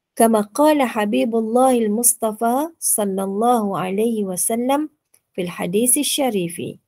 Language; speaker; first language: Arabic; non-native, fluent; Malay